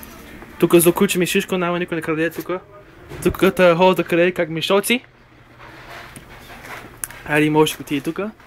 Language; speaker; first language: Bulgarian; early bilingual, heritage; Bulgarian